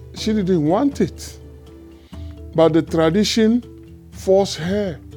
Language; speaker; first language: English; non-native, local second language; Ewe